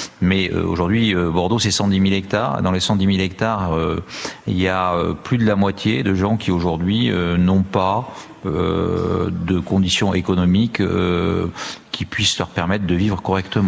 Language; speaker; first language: French; native; French